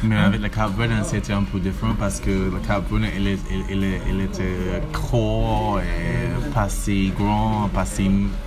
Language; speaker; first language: French; non-native, learner; English